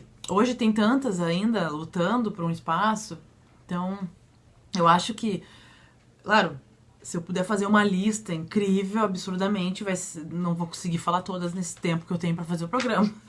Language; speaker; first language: Portuguese; native; Portuguese